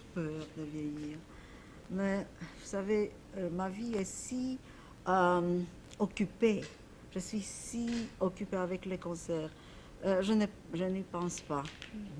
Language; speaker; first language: French; non-native, fluent; Polish